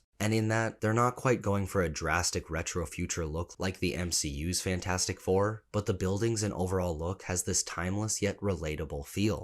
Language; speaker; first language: English; native; English